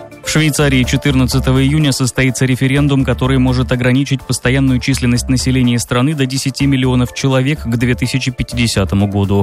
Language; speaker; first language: Russian; native; Russian